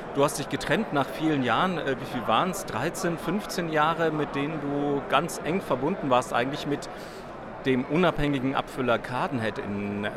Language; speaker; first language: German; native; German